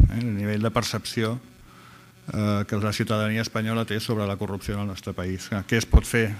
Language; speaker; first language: Catalan; non-native, fluent; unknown